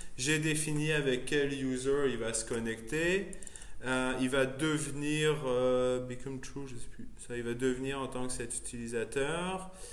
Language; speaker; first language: French; native; French